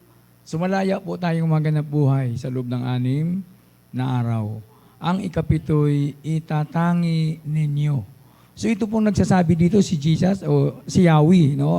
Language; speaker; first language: Filipino; native; Filipino